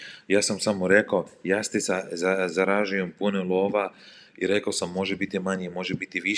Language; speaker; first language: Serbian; non-native, learner; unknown